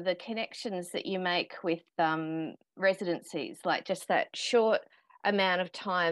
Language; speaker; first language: English; native; English